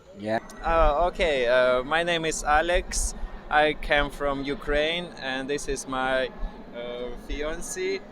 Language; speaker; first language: English; non-native, learner; Ukrainian